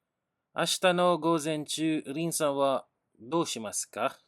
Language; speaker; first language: Japanese; non-native, learner; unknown